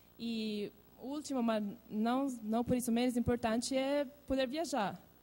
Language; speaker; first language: Portuguese; non-native, fluent; Italian